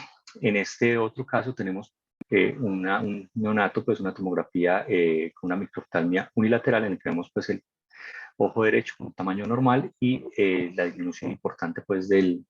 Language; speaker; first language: Spanish; native; Spanish